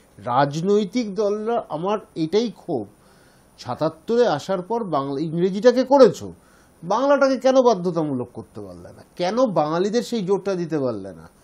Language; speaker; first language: Bangla; native; Bangla